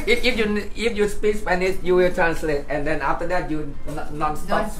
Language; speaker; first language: English; non-native, learner; Thai